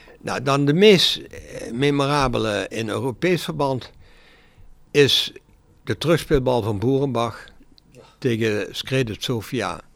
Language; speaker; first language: Dutch; native; Dutch